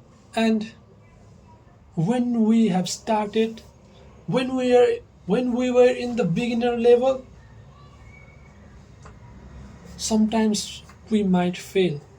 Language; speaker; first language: English; non-native, local second language; Nepali